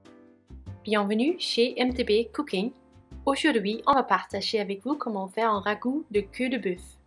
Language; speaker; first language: French; non-native, fluent; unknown